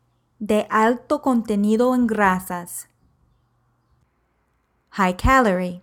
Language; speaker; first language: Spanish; non-native, fluent; English